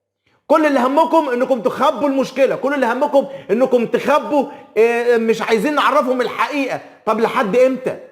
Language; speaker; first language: Arabic; native; Arabic